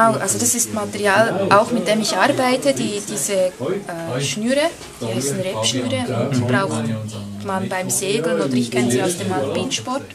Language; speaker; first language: German; non-native, fluent; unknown